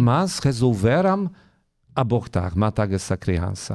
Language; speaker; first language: Portuguese; non-native, fluent; Polish